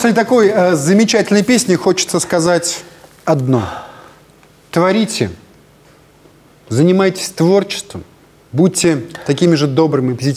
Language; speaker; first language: Russian; native; Russian